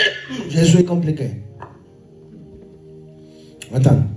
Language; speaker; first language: French; non-native, learner; Spanish